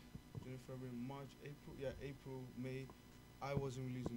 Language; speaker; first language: English; non-native, local second language; Yoruba